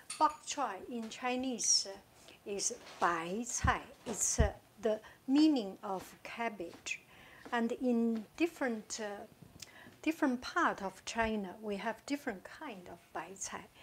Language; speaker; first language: English; non-native, fluent; Chinese